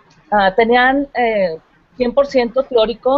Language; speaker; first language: Spanish; native; Spanish